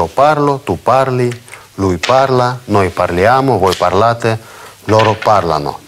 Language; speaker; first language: Italian; non-native, fluent; Russian